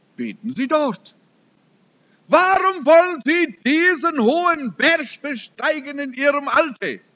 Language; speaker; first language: German; early bilingual, heritage; German